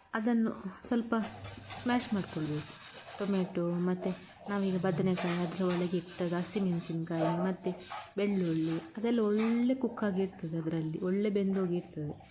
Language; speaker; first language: Kannada; non-native, local second language; Tulu